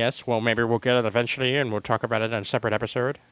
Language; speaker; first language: English; native; English